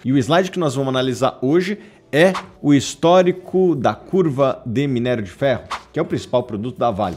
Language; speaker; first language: Portuguese; native; Portuguese